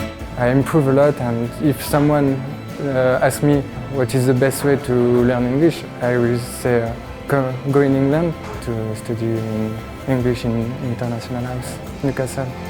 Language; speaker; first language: English; non-native, learner; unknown